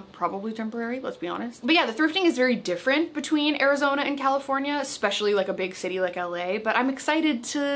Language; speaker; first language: English; native; English